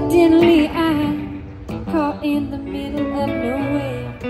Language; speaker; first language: English; native; English